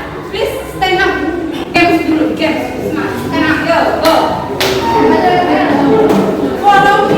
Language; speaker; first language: English; non-native, learner; Indonesian